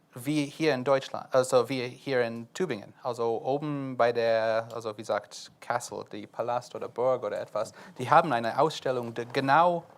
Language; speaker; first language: German; non-native, fluent; English